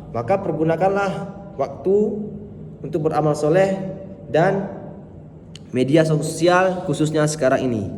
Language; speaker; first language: Malay; non-native, local second language; Achinese